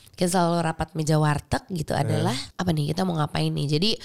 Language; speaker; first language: Indonesian; native; Indonesian